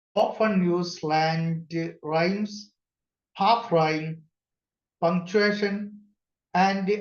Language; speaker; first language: English; non-native, local second language; Malayalam